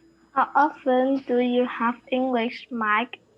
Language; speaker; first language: English; non-native, learner; Vietnamese